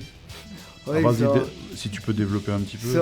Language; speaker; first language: French; native; French